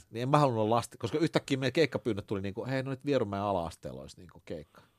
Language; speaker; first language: Finnish; early bilingual, other home language; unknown